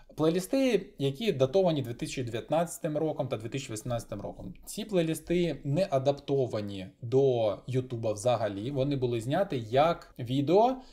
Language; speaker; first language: Ukrainian; non-native, local second language; Russian